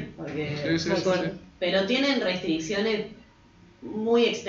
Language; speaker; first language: Spanish; native; Spanish